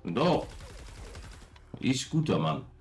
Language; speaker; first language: German; native; German